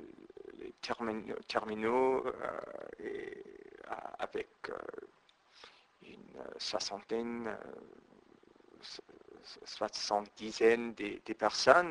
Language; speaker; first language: French; non-native, fluent; English